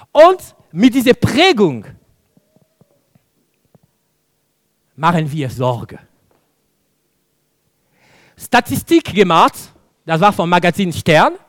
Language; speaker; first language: German; non-native, fluent; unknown